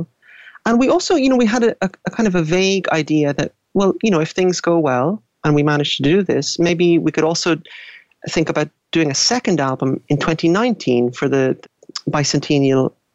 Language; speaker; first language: English; native; English